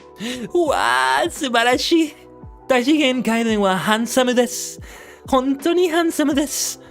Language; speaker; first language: Japanese; non-native, learner; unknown